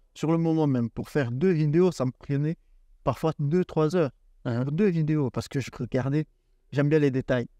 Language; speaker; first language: French; native; French